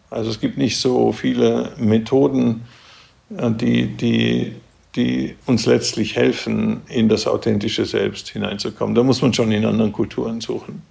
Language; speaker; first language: German; native; German